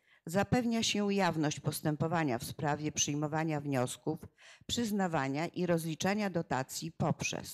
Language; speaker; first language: Polish; native; Polish